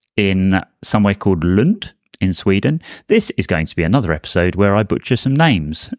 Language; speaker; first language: English; native; English